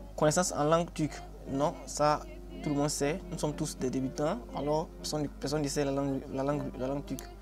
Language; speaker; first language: French; non-native, local second language; Akan